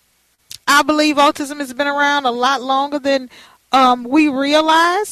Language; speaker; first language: English; native; English